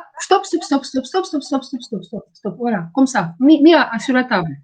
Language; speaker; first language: French; non-native, learner; Ukrainian